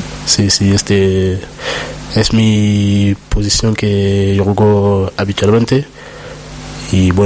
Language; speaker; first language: Spanish; non-native, learner; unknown